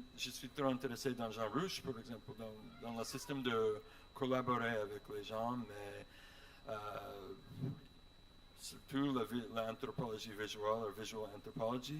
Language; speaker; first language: French; non-native, learner; English